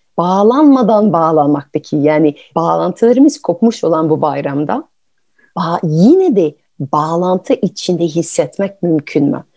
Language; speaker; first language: Turkish; non-native, fluent; French